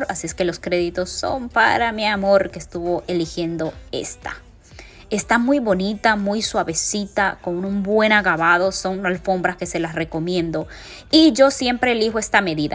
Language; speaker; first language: Spanish; native; Spanish